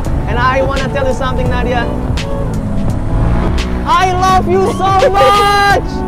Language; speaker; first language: English; non-native, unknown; Indonesian